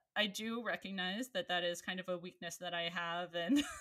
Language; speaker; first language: English; native; English